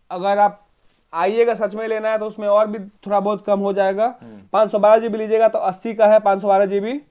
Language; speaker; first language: Hindi; native; Hindi